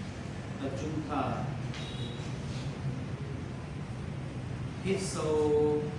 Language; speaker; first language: Vietnamese; non-native, learner; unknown